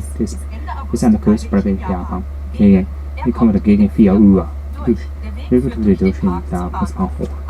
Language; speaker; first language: German; non-native, learner; Japanese